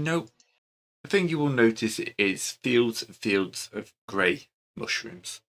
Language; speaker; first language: English; native; English